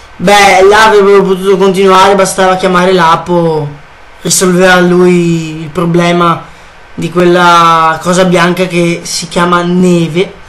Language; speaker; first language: Italian; native; Italian